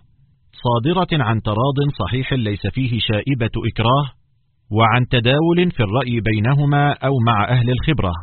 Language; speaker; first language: Arabic; native; Arabic